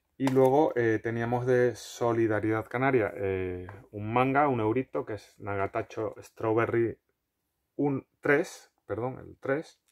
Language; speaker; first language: Spanish; native; Spanish